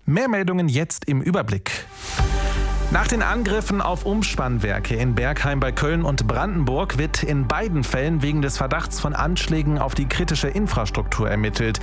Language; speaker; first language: German; native; German